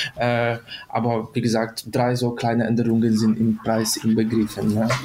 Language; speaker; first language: German; non-native, fluent; Polish